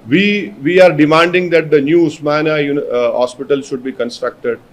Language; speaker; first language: English; non-native, local second language; Urdu